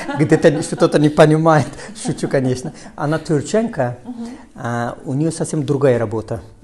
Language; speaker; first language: Russian; non-native, learner; Turkish